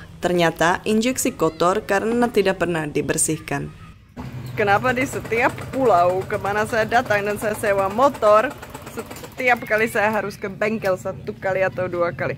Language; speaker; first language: Indonesian; non-native, fluent; Czech